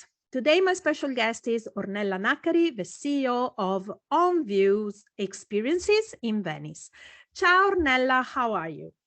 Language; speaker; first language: English; non-native, fluent; Italian